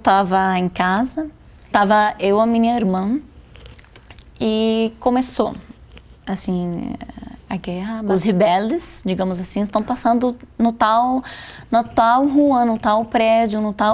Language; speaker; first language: Portuguese; non-native, fluent; Arabic